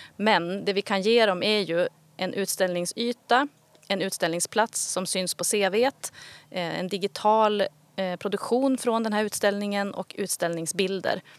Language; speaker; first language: Swedish; native; Swedish